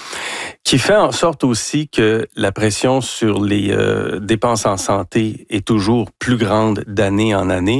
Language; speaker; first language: French; native; French